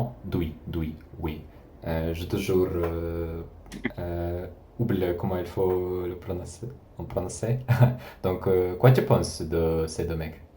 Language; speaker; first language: French; non-native, learner; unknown